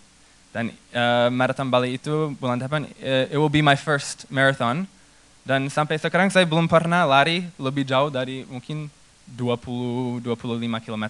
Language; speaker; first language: Indonesian; non-native, fluent; English